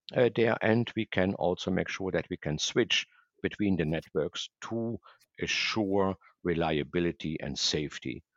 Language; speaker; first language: English; non-native, fluent; German